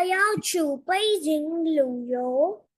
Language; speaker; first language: Chinese; non-native, learner; Urdu